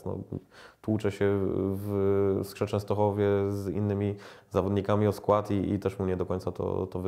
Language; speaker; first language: Polish; native; Polish